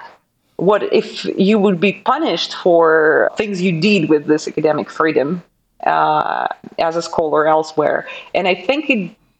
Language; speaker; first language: English; non-native, fluent; Russian